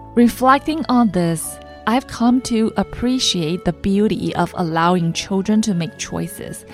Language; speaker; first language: English; non-native, fluent; Chinese